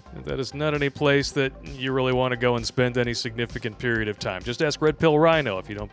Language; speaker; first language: English; native; English